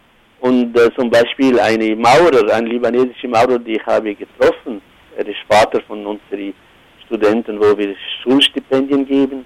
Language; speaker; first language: German; non-native, fluent; Arabic